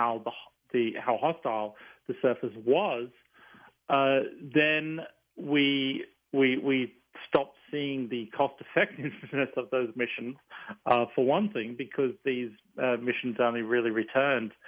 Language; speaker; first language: English; native; English